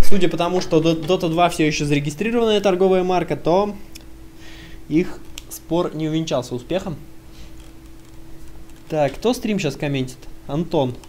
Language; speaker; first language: Russian; native; Russian